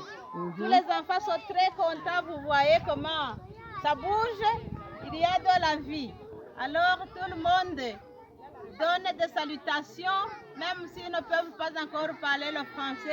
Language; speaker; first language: French; non-native, local second language; Kinyarwanda